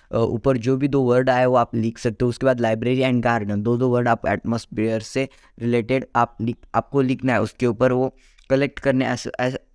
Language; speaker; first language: Hindi; non-native, local second language; Marathi